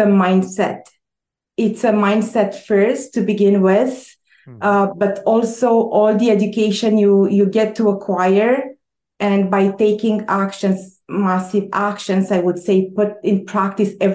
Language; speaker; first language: English; non-native, fluent; Romanian